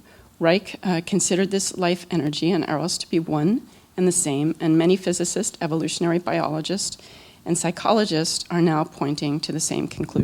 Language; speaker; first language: English; native; English